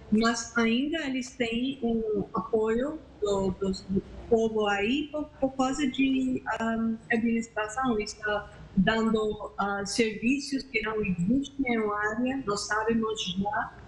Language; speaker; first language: Portuguese; non-native, fluent; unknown